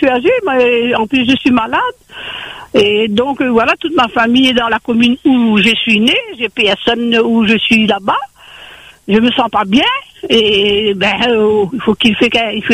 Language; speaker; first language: French; non-native, local second language; Réunion Creole French